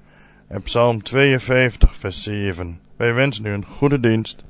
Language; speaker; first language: Dutch; native; Dutch